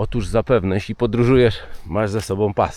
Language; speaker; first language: Polish; native; Polish